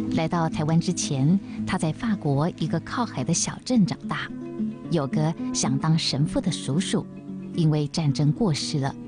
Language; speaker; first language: Chinese; native; Chinese